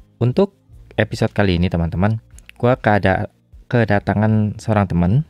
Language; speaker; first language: Indonesian; native; Indonesian